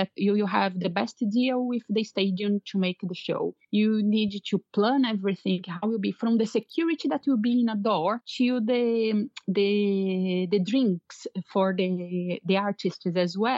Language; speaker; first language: English; non-native, fluent; Portuguese